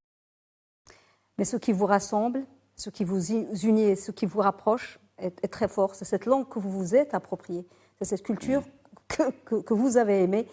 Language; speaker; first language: French; non-native, local second language; Arabic